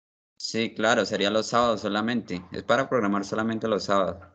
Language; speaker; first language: Spanish; native; Spanish